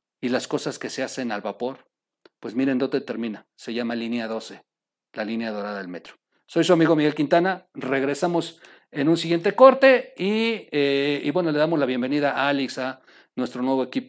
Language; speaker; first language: Spanish; native; Spanish